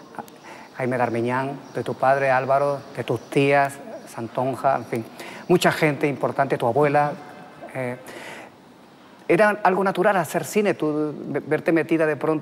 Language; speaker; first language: Spanish; native; Spanish